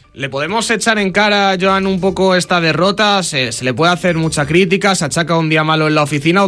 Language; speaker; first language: Spanish; native; Spanish